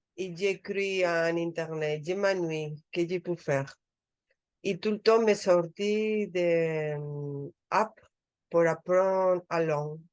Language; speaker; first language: French; non-native, learner; Spanish